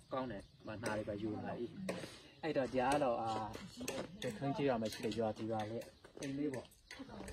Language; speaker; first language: Burmese; non-native, local second language; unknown